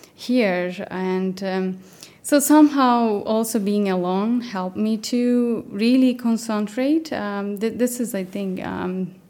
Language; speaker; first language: English; non-native, fluent; Turkish